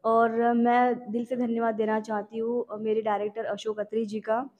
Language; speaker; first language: Hindi; non-native, local second language; Marathi